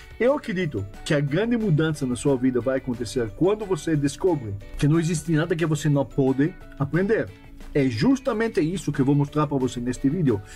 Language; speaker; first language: Portuguese; non-native, fluent; French